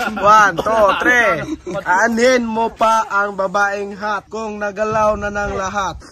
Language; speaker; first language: Filipino; non-native, local second language; Cebuano